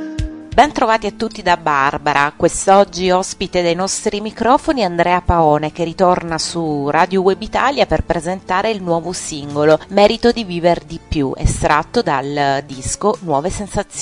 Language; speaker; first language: Italian; native; Italian